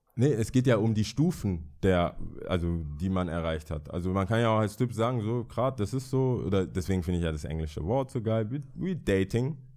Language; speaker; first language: German; early bilingual, other home language; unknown